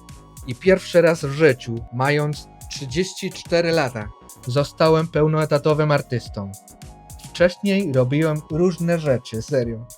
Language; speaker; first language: Polish; non-native, fluent; Spanish